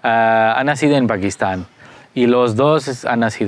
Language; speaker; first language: Spanish; non-native, fluent; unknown